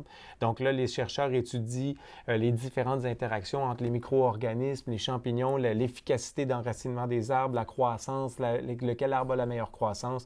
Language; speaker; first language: French; native; French